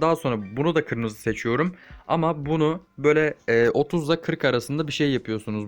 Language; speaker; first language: Turkish; native; Turkish